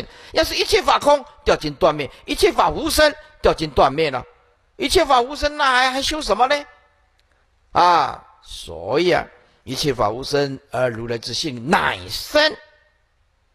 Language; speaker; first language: Chinese; native; Chinese